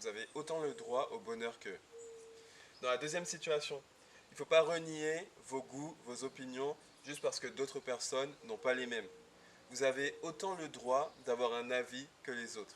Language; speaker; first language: French; native; French